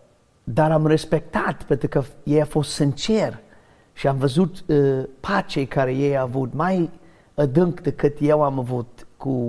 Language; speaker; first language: Romanian; non-native, learner; English